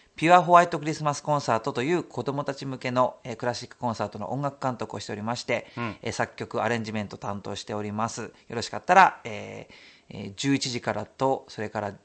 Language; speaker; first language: Japanese; native; Japanese